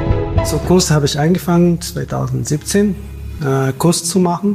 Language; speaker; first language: German; non-native, fluent; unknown